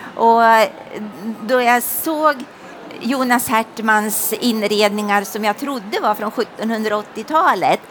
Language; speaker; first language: Swedish; native; Swedish